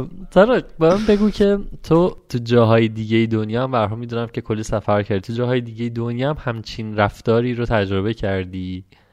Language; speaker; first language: Persian; native; Persian